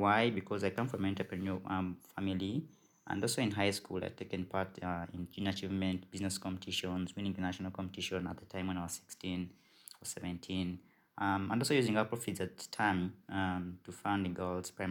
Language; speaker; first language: English; non-native, local second language; Ganda